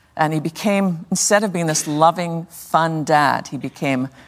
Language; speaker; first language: English; native; English